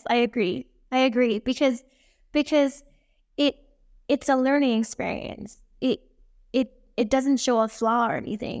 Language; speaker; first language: English; native; English